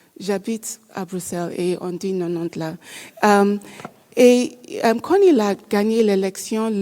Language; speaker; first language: French; non-native, learner; English